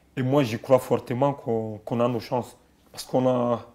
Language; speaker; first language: French; non-native, local second language; Bambara